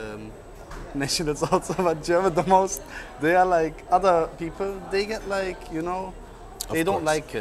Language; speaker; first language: English; non-native, learner; German